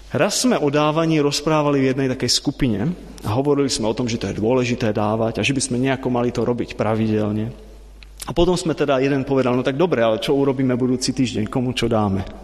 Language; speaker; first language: Slovak; non-native, fluent; Czech